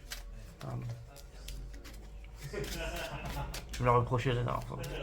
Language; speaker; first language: French; native; French